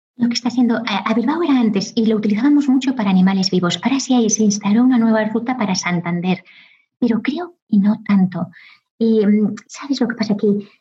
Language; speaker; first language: Spanish; native; Spanish